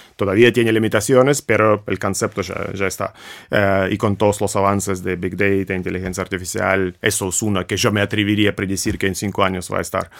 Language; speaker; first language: Spanish; non-native, fluent; Russian